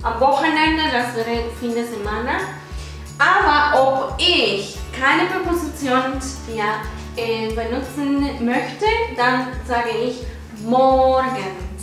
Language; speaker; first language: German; non-native, fluent; Spanish